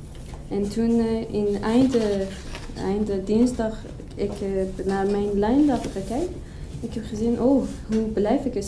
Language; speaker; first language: Dutch; non-native, learner; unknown